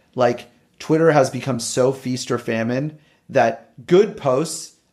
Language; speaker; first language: English; native; English